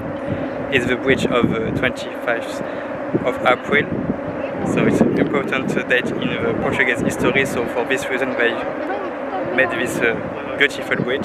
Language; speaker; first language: English; non-native, learner; French